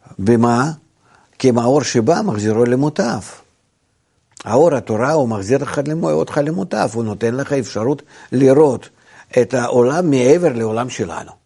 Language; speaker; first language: Hebrew; non-native, fluent; Russian